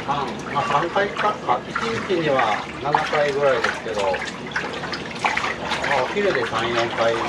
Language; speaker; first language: Japanese; native; Japanese